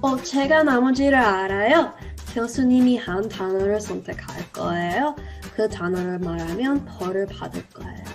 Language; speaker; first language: Korean; non-native, learner; English